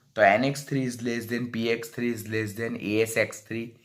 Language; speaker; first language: English; non-native, local second language; Gujarati